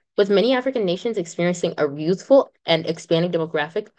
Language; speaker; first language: English; non-native, local second language; Ganda